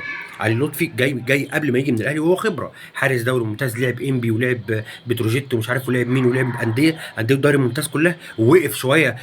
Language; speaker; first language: Arabic; native; Arabic